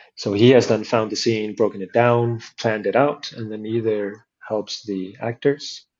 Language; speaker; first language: English; non-native, fluent; Icelandic